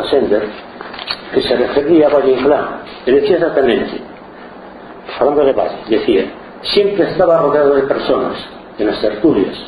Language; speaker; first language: Spanish; non-native, local second language; Galician